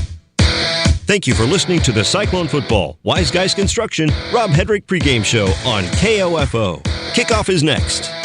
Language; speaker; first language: English; native; English